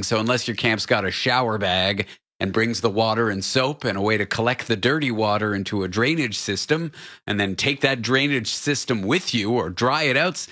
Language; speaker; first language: English; native; English